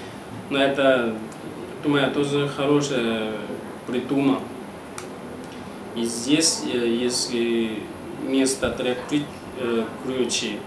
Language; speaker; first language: Russian; non-native, learner; Chinese